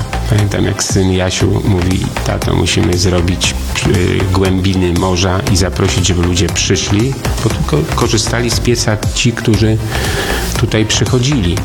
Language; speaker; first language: Polish; native; Polish